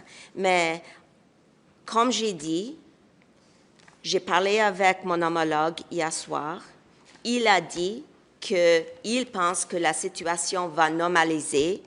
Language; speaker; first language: French; non-native, local second language; English